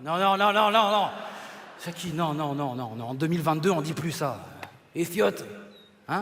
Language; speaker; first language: French; native; French